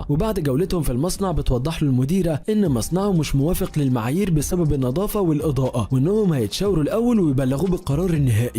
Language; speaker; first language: Arabic; native; Arabic